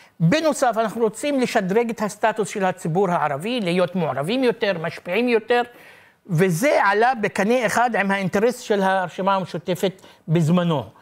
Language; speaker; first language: Hebrew; non-native, local second language; Arabic